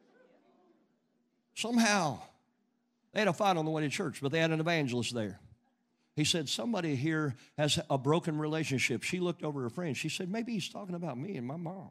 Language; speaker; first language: English; native; English